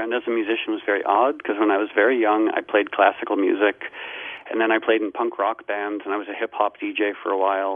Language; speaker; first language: English; native; English